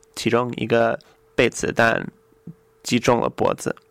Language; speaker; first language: Chinese; non-native, fluent; English